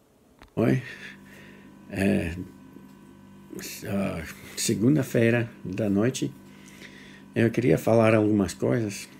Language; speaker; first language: Portuguese; non-native, fluent; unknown